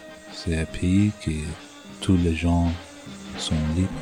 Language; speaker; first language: French; non-native, learner; Persian